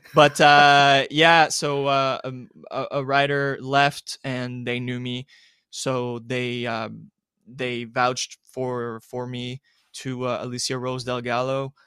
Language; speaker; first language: English; non-native, fluent; French